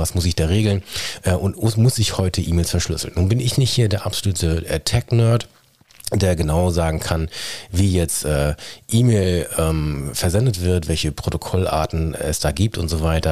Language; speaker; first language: German; native; German